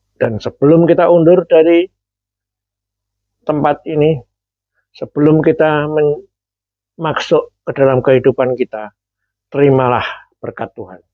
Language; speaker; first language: Indonesian; native; Indonesian